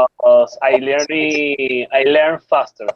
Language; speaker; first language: English; non-native, learner; Spanish